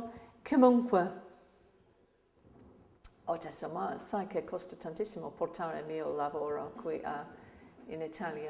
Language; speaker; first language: Italian; non-native, fluent; English